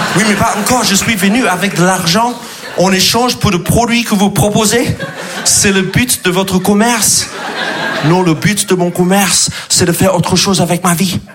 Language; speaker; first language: French; non-native, fluent; English